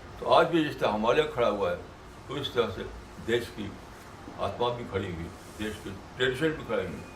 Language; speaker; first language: Urdu; native; Urdu